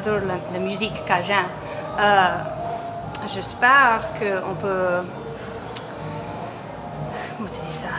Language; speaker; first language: French; non-native, local second language; English